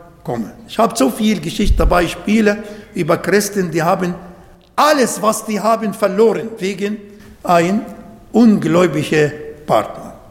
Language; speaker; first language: German; non-native, learner; Arabic